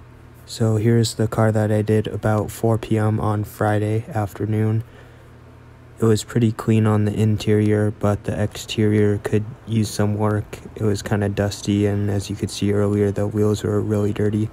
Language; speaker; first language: English; native; English